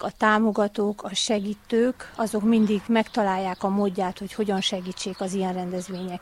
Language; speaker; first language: Hungarian; native; Hungarian